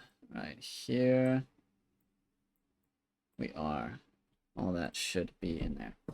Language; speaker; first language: English; native; English